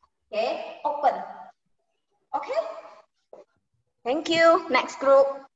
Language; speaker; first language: English; non-native, fluent; Indonesian